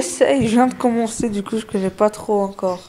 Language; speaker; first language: French; early bilingual, other home language; Arabic